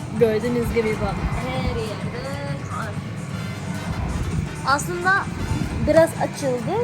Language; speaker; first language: Turkish; non-native, fluent; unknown